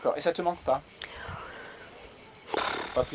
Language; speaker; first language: French; native; French